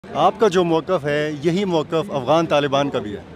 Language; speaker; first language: Hindi; non-native, local second language; Pashto